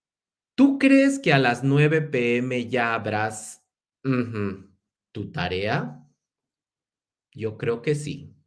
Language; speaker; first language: Spanish; non-native, fluent; English